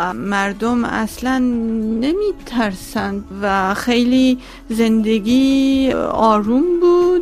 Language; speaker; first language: Persian; non-native, local second language; Armenian